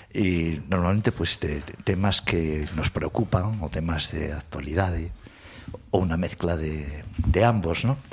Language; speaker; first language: Galician; non-native, local second language; Spanish